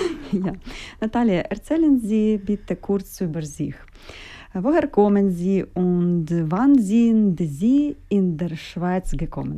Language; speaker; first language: German; non-native, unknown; Ukrainian